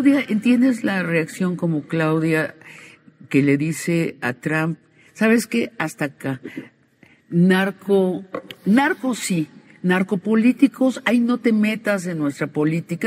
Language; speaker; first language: Spanish; native; Spanish